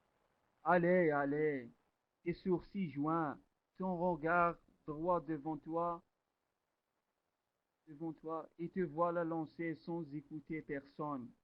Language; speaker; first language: French; non-native, learner; Arabic